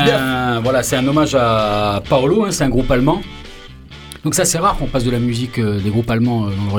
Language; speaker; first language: French; native; French